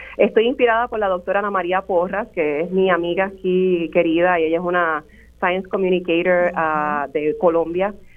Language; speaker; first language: Spanish; native; Spanish